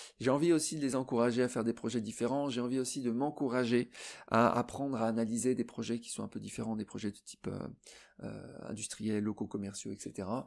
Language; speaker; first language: French; native; French